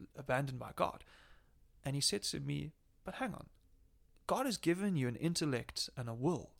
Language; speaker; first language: English; native; English